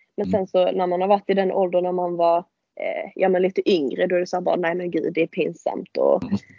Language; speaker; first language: Swedish; native; Swedish